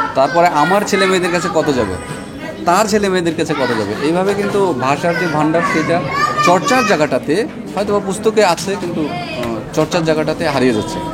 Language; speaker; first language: Bangla; non-native, local second language; Garo